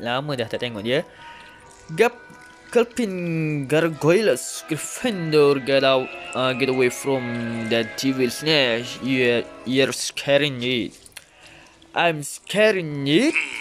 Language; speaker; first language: English; non-native, local second language; Malay